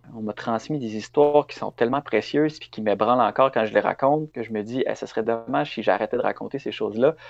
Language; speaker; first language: French; native; French